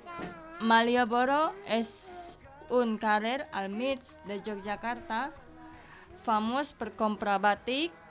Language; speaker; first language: Catalan; non-native, learner; Indonesian